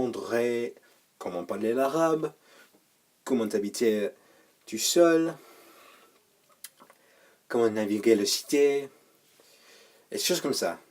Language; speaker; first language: French; non-native, learner; English